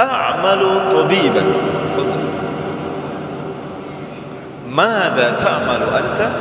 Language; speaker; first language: Arabic; non-native, fluent; Indonesian